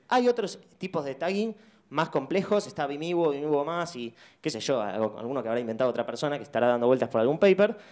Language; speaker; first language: Spanish; native; Spanish